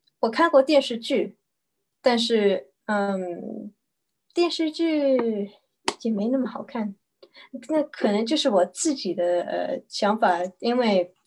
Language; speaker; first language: Chinese; early bilingual, heritage; Chinese